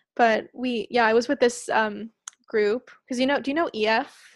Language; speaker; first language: English; non-native, fluent; Finnish